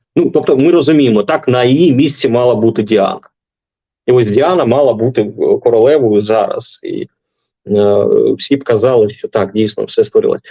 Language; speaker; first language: Ukrainian; non-native, local second language; Russian